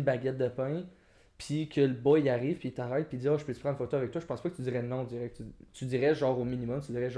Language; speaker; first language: French; native; French